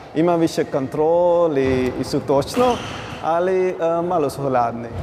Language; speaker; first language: Croatian; non-native, learner; Punjabi